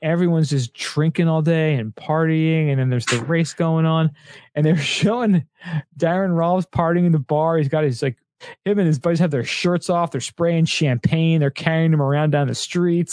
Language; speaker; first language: English; native; English